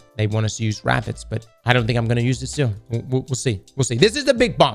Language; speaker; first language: English; native; English